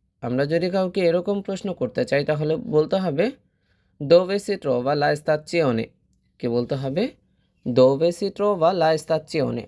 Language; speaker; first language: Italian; non-native, fluent; Bangla